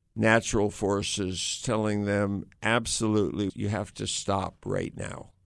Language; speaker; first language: English; native; English